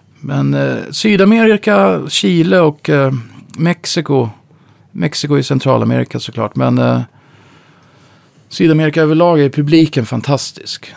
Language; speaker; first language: Swedish; native; Swedish